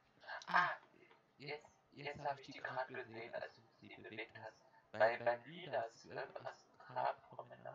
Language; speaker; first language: German; native; German